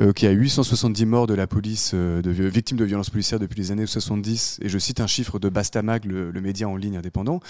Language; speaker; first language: French; native; French